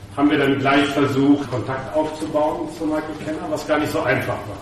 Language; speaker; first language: German; native; German